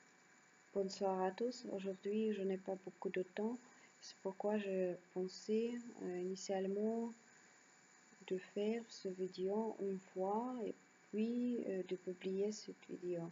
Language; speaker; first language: French; non-native, learner; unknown